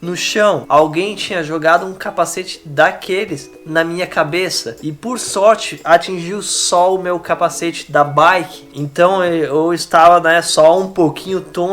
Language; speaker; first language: Portuguese; native; Portuguese